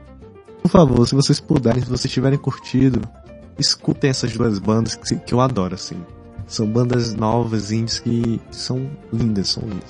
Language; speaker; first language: Portuguese; native; Portuguese